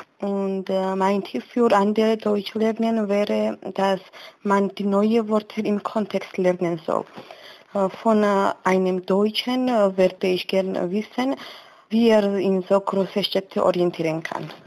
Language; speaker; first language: German; non-native, learner; Georgian